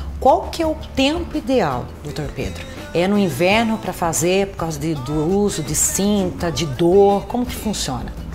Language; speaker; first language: Portuguese; native; Portuguese